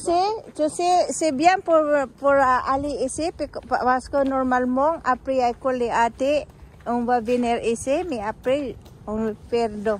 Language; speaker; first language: French; non-native, learner; Filipino